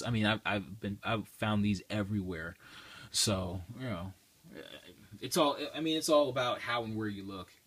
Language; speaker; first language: English; native; English